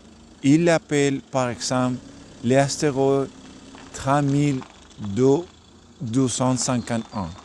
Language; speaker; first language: French; non-native, learner; Spanish